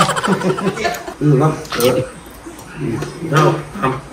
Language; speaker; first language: Thai; native; Thai